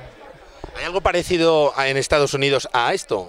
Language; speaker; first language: Spanish; native; Spanish